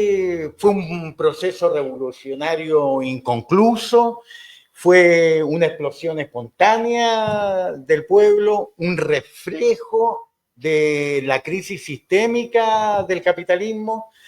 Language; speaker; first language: Spanish; native; Spanish